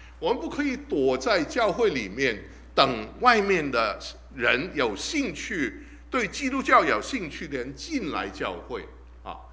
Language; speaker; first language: Chinese; non-native, local second language; Cantonese